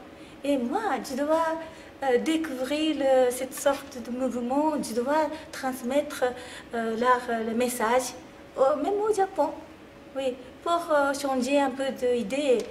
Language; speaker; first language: French; non-native, fluent; Japanese